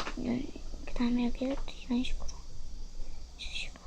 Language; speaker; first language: Korean; native; Korean